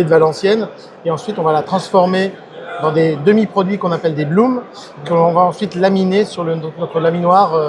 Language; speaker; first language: French; native; French